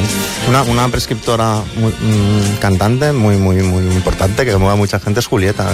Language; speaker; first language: Spanish; native; Spanish